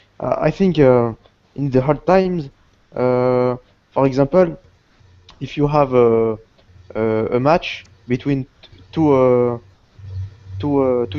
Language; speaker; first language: English; non-native, learner; Portuguese